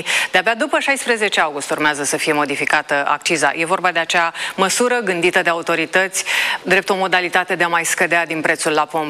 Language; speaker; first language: Romanian; native; Romanian